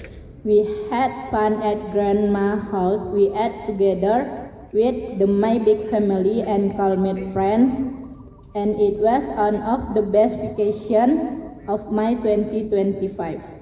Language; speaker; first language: English; non-native, learner; Indonesian